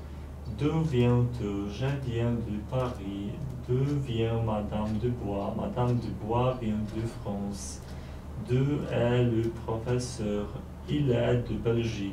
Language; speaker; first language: French; non-native, learner; Polish